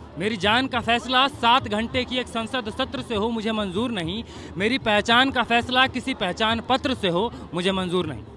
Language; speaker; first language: Urdu; native; Urdu